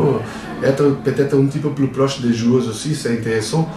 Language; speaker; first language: French; non-native, fluent; Portuguese